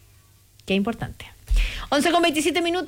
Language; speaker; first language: Spanish; native; Spanish